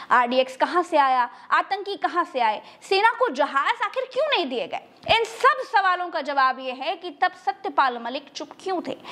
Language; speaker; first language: Hindi; native; Hindi